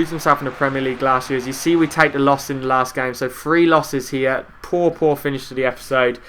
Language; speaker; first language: English; native; English